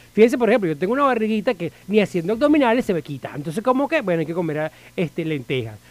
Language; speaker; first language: Spanish; native; Spanish